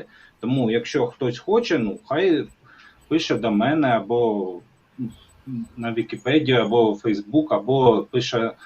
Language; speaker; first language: Ukrainian; non-native, local second language; Russian